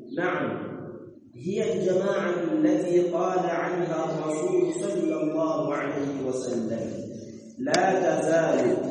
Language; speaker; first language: Arabic; non-native, fluent; Rundi